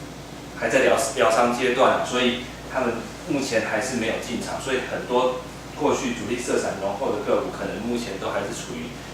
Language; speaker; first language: Chinese; native; Chinese